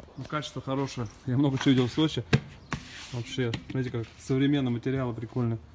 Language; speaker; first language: Russian; native; Russian